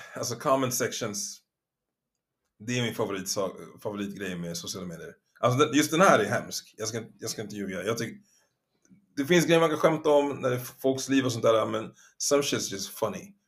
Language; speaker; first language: Swedish; native; Swedish